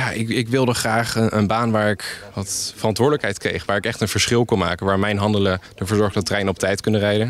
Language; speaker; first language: Dutch; native; Dutch